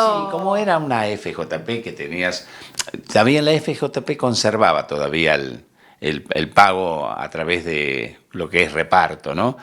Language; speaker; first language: Spanish; native; Spanish